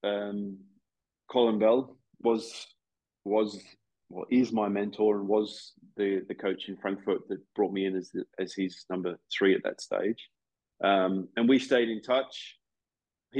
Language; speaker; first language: English; native; English